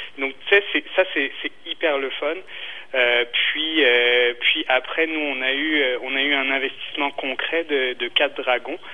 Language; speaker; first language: French; native; French